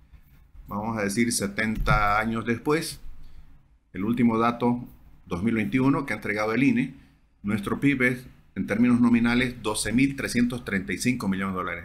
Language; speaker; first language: Spanish; native; Spanish